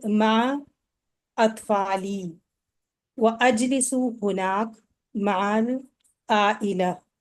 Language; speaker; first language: Arabic; non-native, learner; Urdu